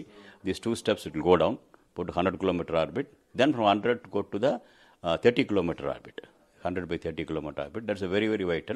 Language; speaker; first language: English; non-native, local second language; Tamil